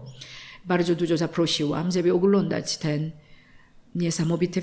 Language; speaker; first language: Polish; non-native, learner; Korean